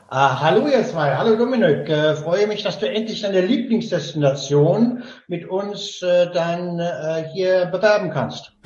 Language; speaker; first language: German; native; German